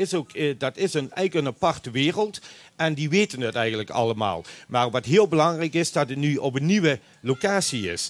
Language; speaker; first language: Dutch; native; Dutch